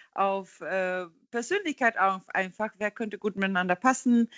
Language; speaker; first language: German; non-native, fluent; Swedish